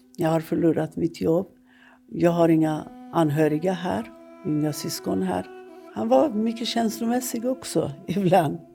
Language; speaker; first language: Swedish; non-native, fluent; Persian